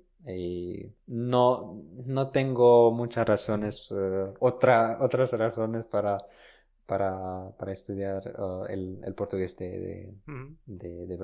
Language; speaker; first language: Spanish; non-native, fluent; Romanian